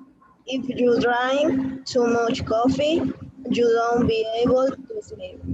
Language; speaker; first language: English; non-native, learner; Spanish